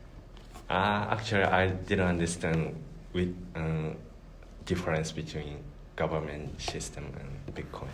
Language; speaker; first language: English; non-native, learner; Japanese